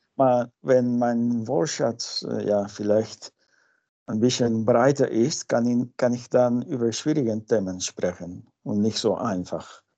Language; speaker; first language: German; non-native, fluent; Spanish